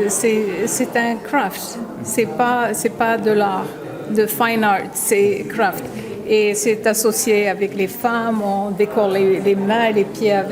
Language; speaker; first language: French; non-native, local second language; Arabic